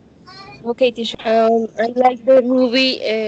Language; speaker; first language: English; non-native, learner; Spanish